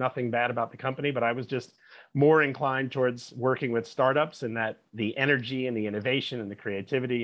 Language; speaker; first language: English; native; English